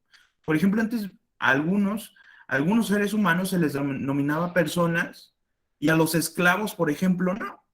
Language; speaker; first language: Spanish; native; Spanish